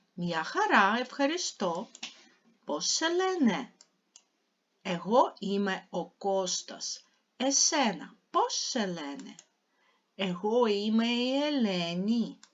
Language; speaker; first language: Greek; non-native, fluent; Ukrainian